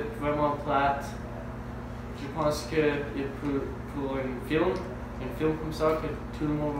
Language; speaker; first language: French; non-native, learner; English